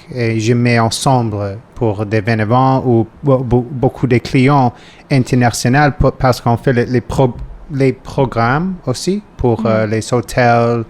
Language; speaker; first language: French; non-native, fluent; English